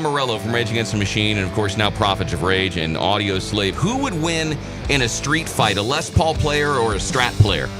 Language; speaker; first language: English; native; English